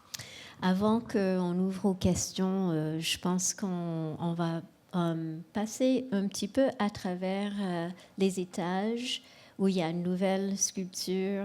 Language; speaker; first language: French; non-native, local second language; English